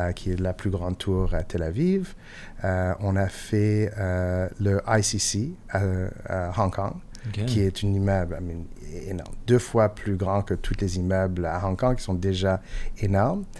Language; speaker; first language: French; non-native, fluent; English